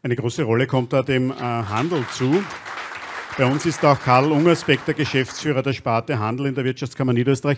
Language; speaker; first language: German; native; German